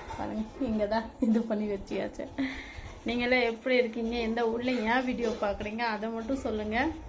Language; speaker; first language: Tamil; non-native, fluent; Assamese